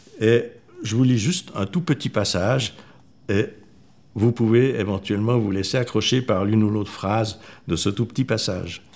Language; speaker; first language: French; native; French